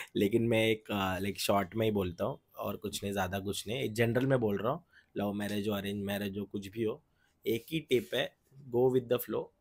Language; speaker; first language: Hindi; non-native, local second language; Marathi